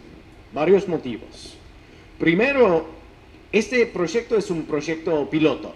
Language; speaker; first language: Spanish; non-native, fluent; English